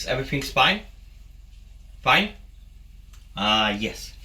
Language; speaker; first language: English; non-native, learner; Polish